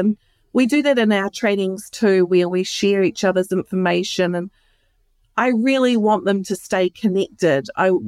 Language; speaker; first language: English; native; English